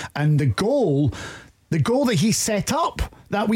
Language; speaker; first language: English; native; English